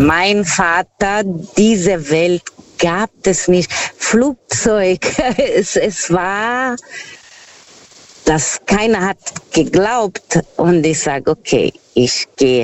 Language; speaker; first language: German; non-native, fluent; Portuguese